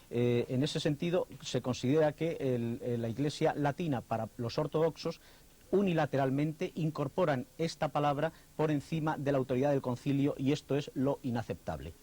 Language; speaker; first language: Spanish; native; Spanish